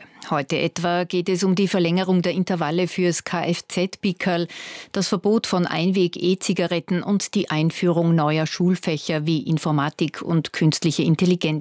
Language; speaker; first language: German; native; German